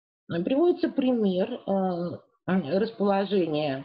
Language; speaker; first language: Russian; native; Russian